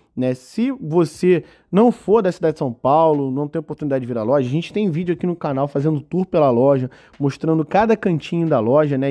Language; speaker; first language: Portuguese; native; Portuguese